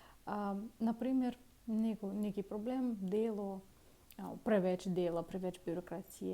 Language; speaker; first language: Slovenian; non-native, fluent; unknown